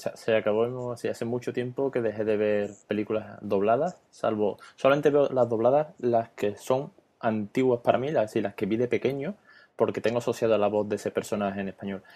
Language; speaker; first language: Spanish; native; Spanish